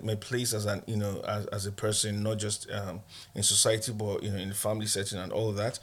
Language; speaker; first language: English; non-native, local second language; Igbo